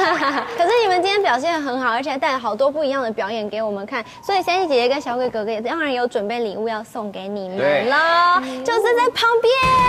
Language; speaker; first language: Chinese; native; Chinese